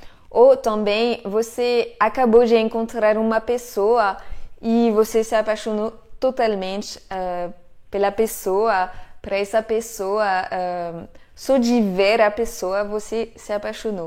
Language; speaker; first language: Portuguese; non-native, fluent; French